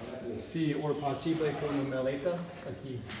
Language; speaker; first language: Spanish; non-native, learner; English